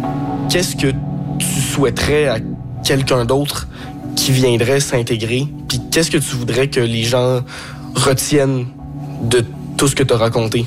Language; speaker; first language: French; native; French